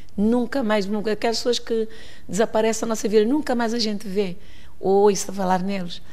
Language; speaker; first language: Portuguese; non-native, local second language; Kabuverdianu